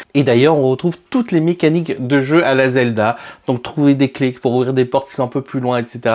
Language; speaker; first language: French; native; French